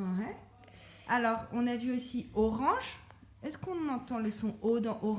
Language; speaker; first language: French; native; French